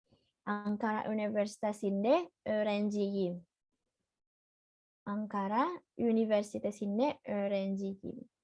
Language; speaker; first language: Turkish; non-native, learner; Indonesian